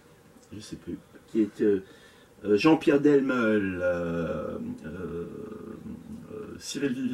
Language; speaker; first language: French; native; French